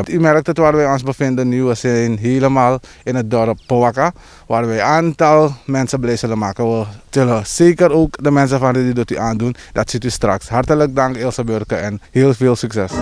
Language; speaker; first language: Dutch; native; Dutch